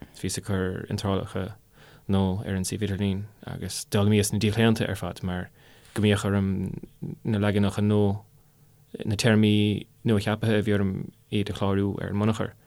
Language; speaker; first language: Irish; non-native, local second language; English